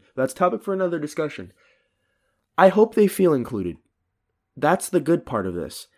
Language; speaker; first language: English; early bilingual, other home language; Filipino